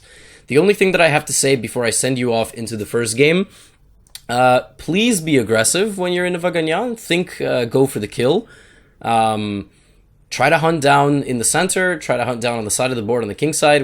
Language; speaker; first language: English; native; English